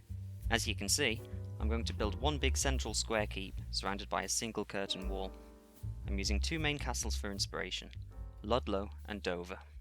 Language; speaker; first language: English; native; English